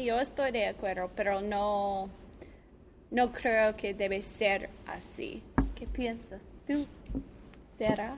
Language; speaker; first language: Spanish; non-native, learner; English